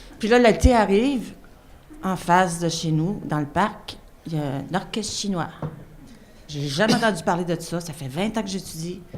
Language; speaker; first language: French; native; French